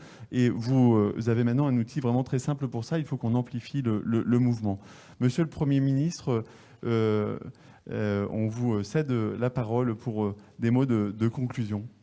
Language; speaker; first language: French; native; French